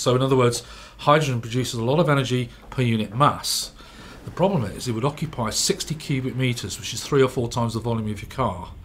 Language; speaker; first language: English; native; English